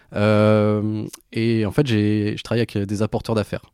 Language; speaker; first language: French; native; French